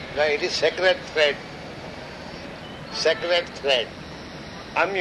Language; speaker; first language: English; non-native, learner; Japanese